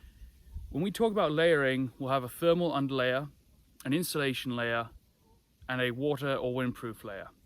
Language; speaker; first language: English; native; English